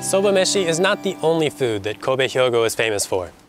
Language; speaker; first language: English; native; English